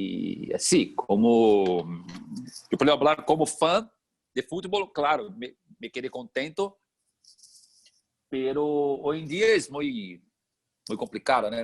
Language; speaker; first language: Spanish; non-native, fluent; Portuguese